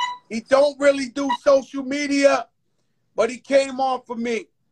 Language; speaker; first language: English; early bilingual, other home language; Spanish